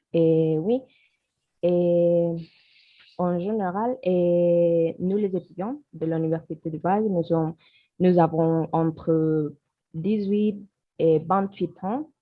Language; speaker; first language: French; non-native, learner; Spanish